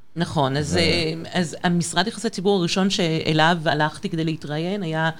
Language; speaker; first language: Hebrew; non-native, fluent; French